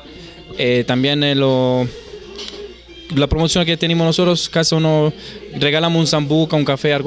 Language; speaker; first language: Spanish; non-native, fluent; Italian